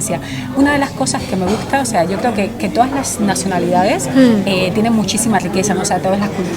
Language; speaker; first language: Spanish; native; Spanish